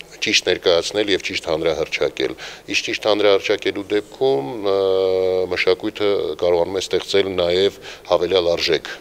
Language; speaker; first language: Armenian; native; Armenian